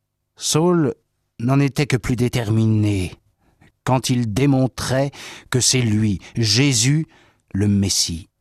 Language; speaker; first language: French; native; French